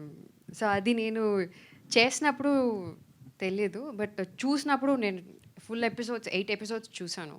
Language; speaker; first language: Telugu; non-native, fluent; Tamil